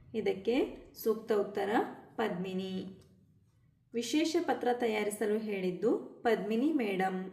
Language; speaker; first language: Kannada; native; Kannada